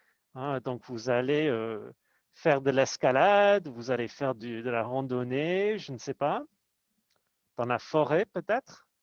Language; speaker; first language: French; non-native, fluent; English